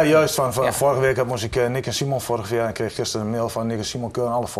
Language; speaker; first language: Dutch; native; Dutch